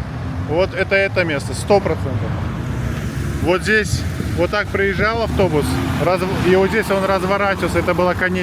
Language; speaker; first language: Russian; native; Russian